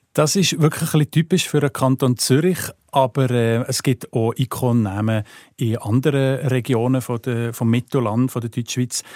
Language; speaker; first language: German; native; German